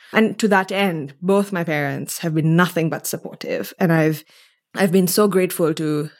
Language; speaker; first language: English; native; English